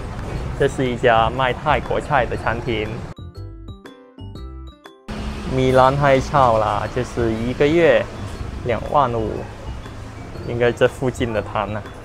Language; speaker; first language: Chinese; non-native, local second language; Cantonese